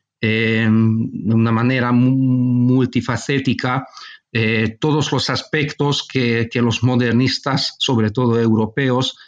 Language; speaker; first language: Spanish; non-native, fluent; Hungarian